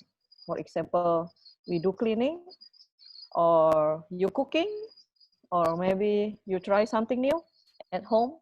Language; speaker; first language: English; non-native, fluent; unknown